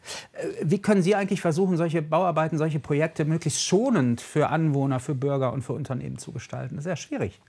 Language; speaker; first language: German; native; German